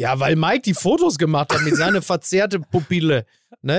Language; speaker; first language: German; native; German